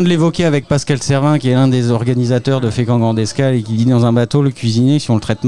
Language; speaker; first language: French; native; French